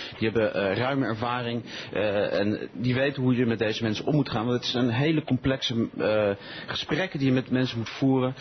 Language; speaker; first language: Dutch; early bilingual, other home language; Spanish